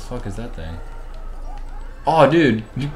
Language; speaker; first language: English; native; English